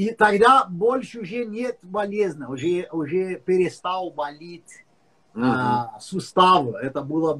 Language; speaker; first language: Russian; non-native, learner; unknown